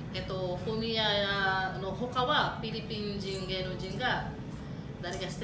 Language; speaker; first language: Japanese; non-native, learner; Filipino